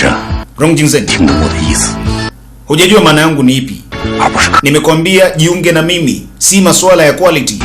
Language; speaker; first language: Swahili; native; Swahili